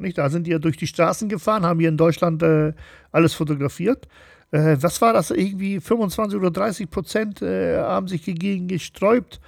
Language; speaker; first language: German; native; German